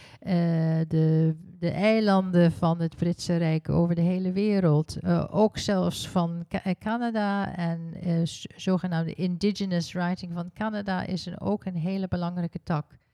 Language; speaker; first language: Dutch; early bilingual, heritage; Dutch